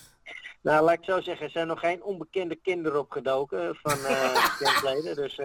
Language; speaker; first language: Dutch; native; Dutch